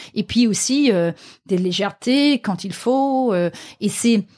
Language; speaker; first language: French; non-native, fluent; Danish